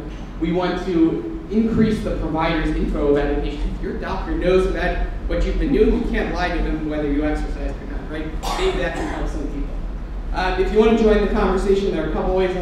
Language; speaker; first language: English; native; English